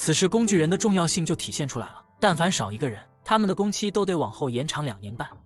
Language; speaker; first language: Chinese; native; Chinese